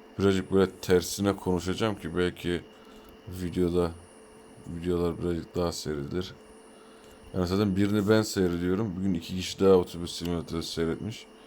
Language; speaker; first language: Turkish; early bilingual, heritage; Turkish